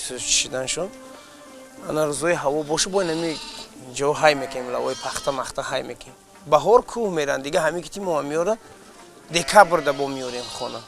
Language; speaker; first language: Tajik; native; Tajik